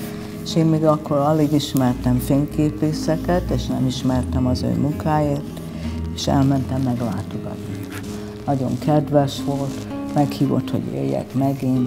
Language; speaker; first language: Hungarian; early bilingual, heritage; Hungarian